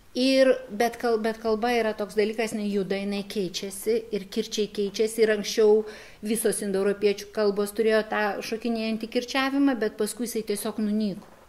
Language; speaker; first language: Lithuanian; native; Lithuanian